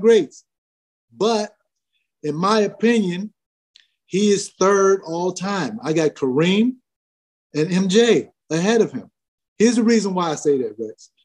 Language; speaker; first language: English; native; English